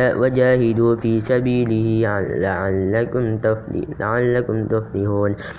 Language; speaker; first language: Arabic; non-native, learner; Indonesian